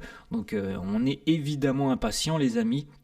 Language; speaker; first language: French; native; French